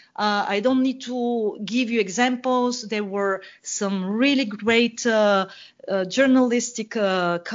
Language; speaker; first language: English; non-native, fluent; Bulgarian